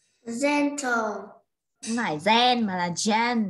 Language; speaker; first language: Vietnamese; native; Vietnamese